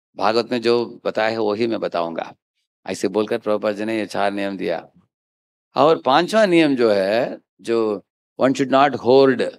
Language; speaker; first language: Hindi; native; Hindi